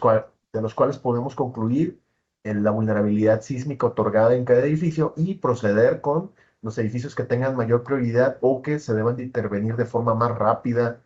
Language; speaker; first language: Spanish; native; Spanish